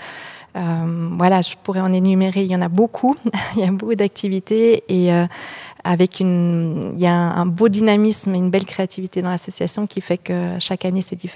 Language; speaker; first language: French; native; French